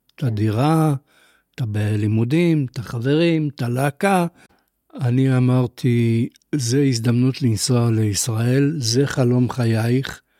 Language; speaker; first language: Hebrew; non-native, fluent; Polish